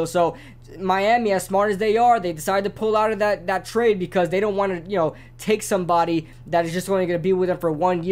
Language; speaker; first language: English; native; English